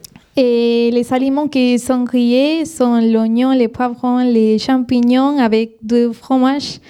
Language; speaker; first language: French; non-native, fluent; Spanish